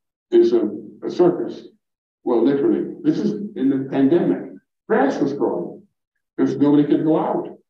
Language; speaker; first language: English; native; English